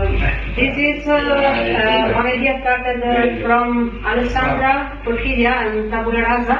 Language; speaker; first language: English; non-native, learner; Italian